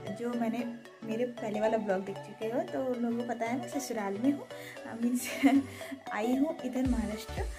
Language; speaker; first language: Hindi; native; Hindi